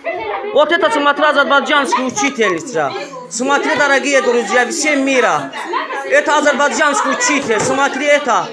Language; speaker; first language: Russian; non-native, learner; Azerbaijani